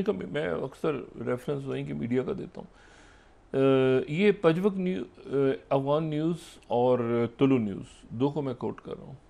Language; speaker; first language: Urdu; native; Urdu